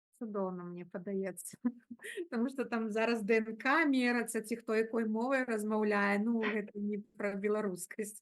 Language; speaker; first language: Belarusian; non-native, local second language; Russian